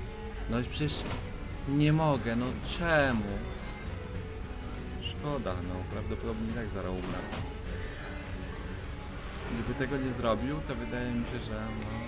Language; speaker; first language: Polish; native; Polish